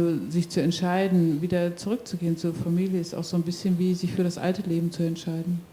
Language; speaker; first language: German; native; German